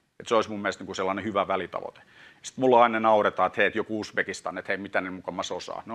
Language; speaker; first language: Finnish; non-native, local second language; Swedish